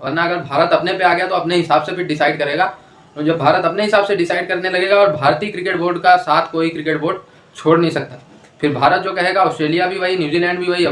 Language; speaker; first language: Hindi; native; Hindi